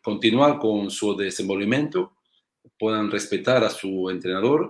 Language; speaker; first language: Portuguese; non-native, learner; Spanish